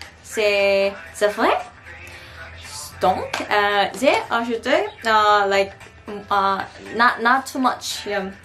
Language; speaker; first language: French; non-native, learner; Korean